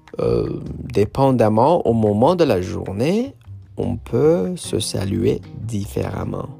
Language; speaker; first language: French; non-native, fluent; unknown